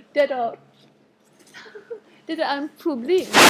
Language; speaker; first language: Swedish; non-native, learner; English